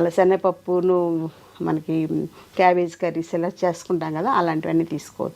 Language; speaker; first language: Telugu; native; Telugu